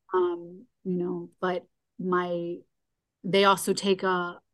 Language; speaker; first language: English; native; English